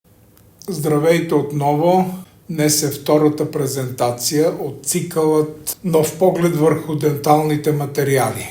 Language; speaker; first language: Bulgarian; native; Bulgarian